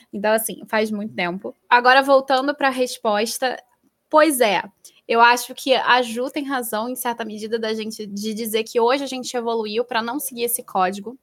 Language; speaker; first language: Portuguese; native; Portuguese